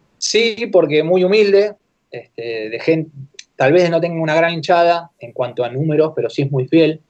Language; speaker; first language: Spanish; native; Spanish